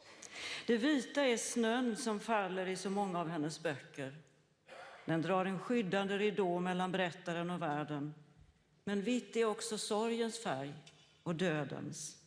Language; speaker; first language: Swedish; native; Swedish